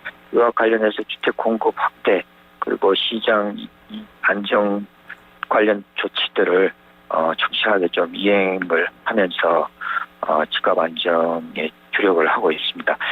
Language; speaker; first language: Korean; native; Korean